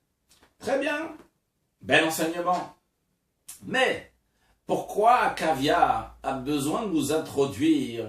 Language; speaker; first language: French; native; French